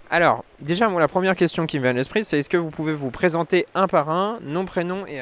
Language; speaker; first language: French; native; French